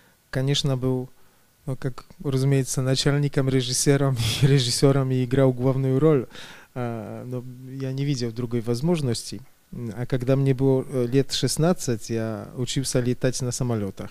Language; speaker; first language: Russian; non-native, fluent; Polish